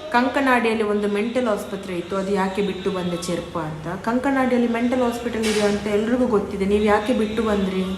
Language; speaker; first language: Kannada; non-native, local second language; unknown